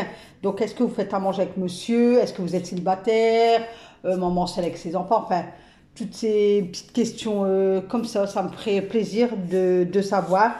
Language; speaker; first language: French; native; French